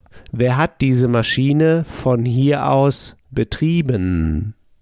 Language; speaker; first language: German; native; German